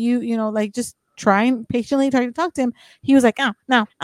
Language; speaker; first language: English; early bilingual, other home language; Spanish